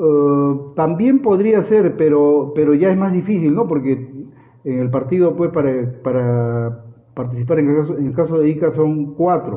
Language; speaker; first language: Spanish; native; Spanish